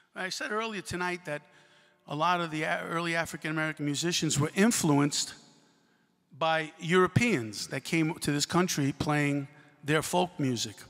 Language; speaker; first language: English; native; English